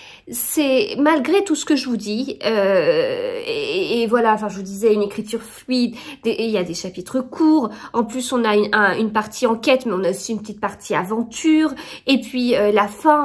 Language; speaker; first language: French; native; French